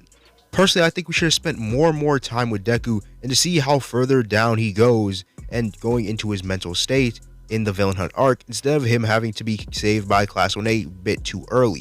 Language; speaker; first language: English; native; English